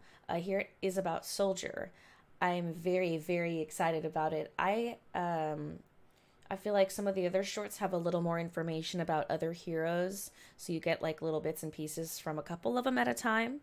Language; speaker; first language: English; native; English